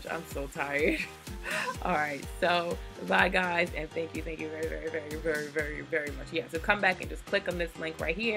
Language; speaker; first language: English; native; English